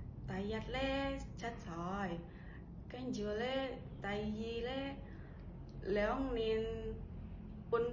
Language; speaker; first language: Cantonese; non-native, learner; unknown